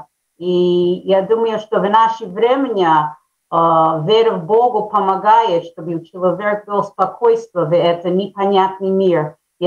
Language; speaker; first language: Russian; early bilingual, heritage; Russian